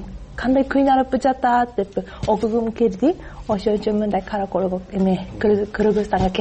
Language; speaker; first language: Kyrgyz; non-native, learner; Japanese